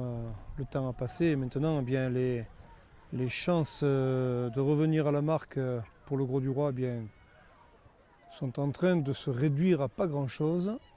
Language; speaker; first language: French; native; French